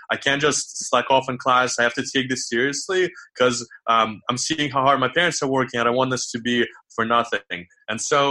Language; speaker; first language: English; early bilingual, other home language; Ukrainian